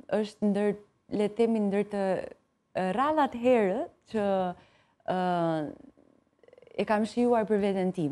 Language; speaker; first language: Albanian; native; Albanian